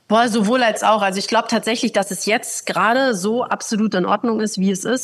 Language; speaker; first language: German; native; German